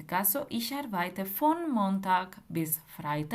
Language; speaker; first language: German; non-native, fluent; Spanish